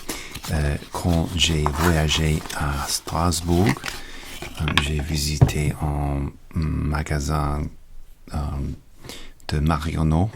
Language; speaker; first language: French; non-native, learner; English